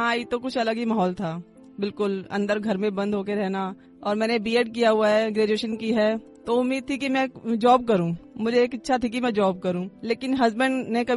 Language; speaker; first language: Hindi; native; Hindi